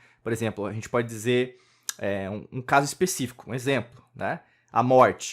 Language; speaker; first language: Portuguese; native; Portuguese